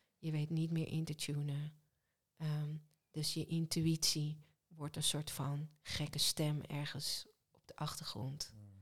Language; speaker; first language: Dutch; early bilingual, other home language; Hebrew